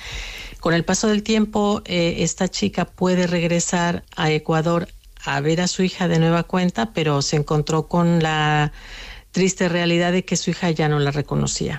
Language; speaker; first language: Spanish; native; Spanish